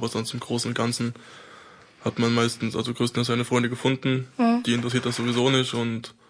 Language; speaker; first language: German; native; German